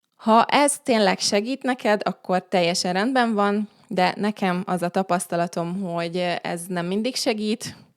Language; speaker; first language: Hungarian; native; Hungarian